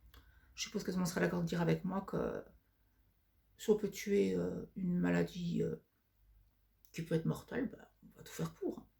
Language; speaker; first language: French; native; French